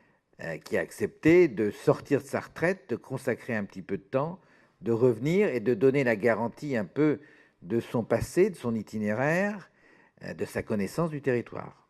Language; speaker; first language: French; native; French